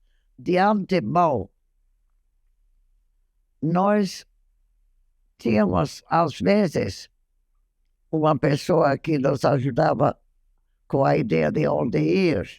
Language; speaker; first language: Portuguese; non-native, fluent; English